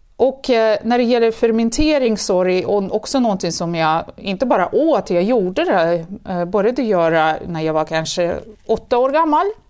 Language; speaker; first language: Swedish; non-native, fluent; Russian